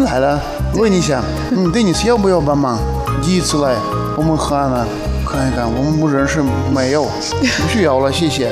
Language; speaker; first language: Chinese; non-native, learner; Russian